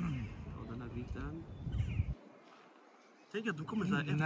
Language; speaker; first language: Swedish; early bilingual, other home language; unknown